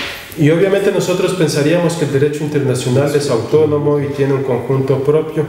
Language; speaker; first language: Spanish; native; Spanish